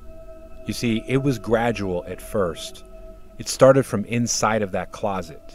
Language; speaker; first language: English; native; English